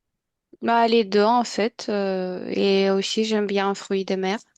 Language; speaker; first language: French; non-native, learner; Ukrainian